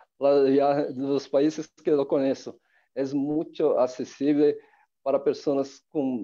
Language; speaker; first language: Spanish; non-native, fluent; Portuguese